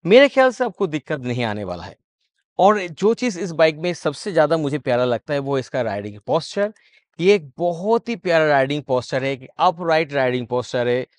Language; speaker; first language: Hindi; non-native, local second language; Bangla